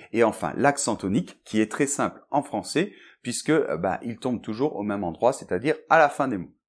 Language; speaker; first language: French; native; French